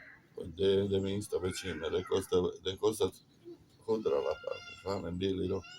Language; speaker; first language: Swedish; non-native, fluent; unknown